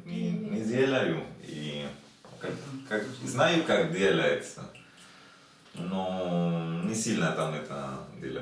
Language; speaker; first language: Russian; non-native, learner; Spanish